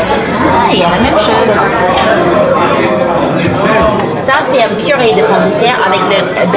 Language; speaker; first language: French; non-native, fluent; English